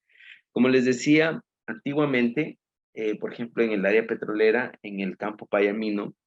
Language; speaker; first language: Spanish; native; Spanish